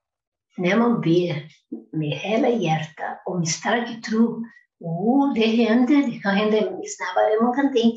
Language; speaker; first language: Swedish; non-native, fluent; Portuguese